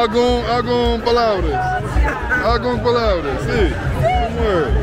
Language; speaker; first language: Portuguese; non-native, learner; English